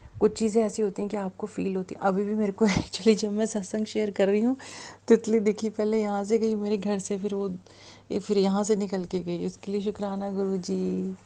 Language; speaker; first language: Hindi; native; Hindi